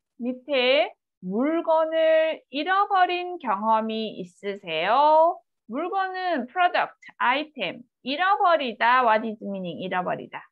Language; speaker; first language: Korean; native; Korean